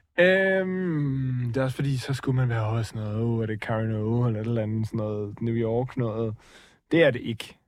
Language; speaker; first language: Danish; native; Danish